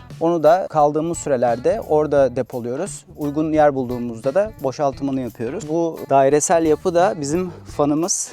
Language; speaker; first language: Turkish; native; Turkish